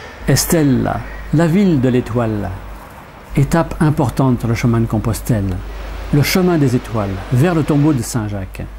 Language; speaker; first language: French; native; French